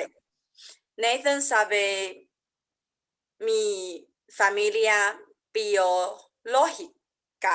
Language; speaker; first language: Spanish; non-native, learner; English